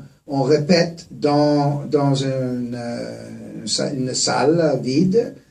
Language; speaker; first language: French; non-native, fluent; English